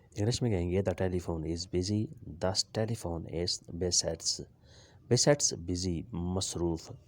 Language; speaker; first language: Urdu; native; Urdu